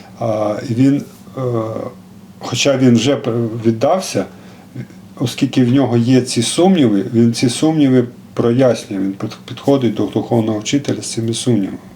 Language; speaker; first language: Ukrainian; non-native, local second language; Russian